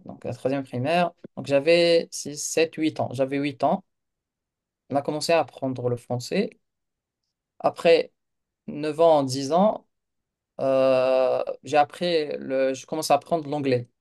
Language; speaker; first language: French; non-native, local second language; Kabyle